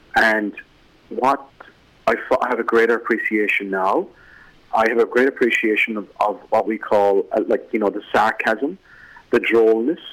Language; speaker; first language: English; native; English